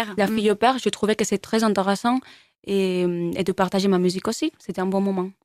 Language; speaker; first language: French; non-native, learner; Spanish